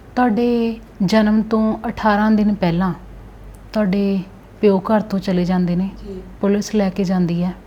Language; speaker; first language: Punjabi; native; Punjabi